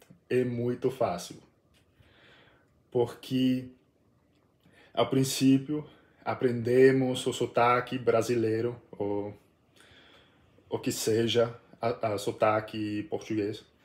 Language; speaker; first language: Portuguese; non-native, learner; English